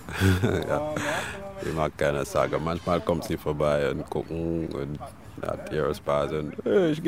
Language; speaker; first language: German; non-native, learner; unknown